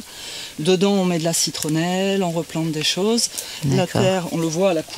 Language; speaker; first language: French; native; French